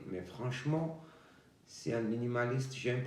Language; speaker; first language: French; non-native, fluent; Georgian